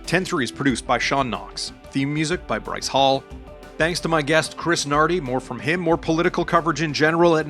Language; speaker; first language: English; native; English